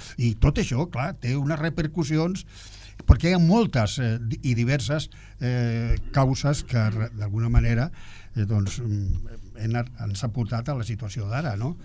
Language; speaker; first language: Catalan; non-native, local second language; Galician